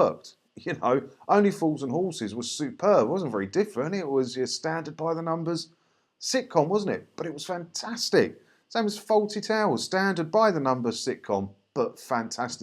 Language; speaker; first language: English; native; English